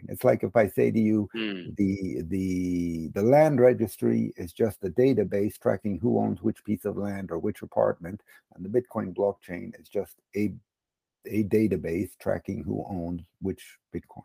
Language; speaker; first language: English; native; English